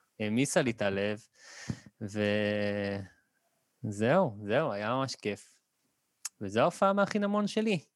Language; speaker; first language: Hebrew; native; Hebrew